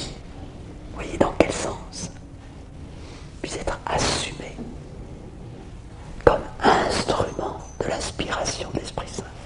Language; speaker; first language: French; native; French